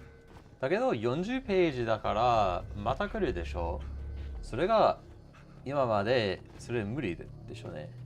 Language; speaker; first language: Japanese; non-native, learner; English